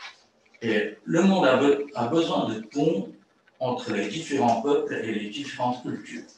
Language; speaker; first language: French; non-native, fluent; Chinese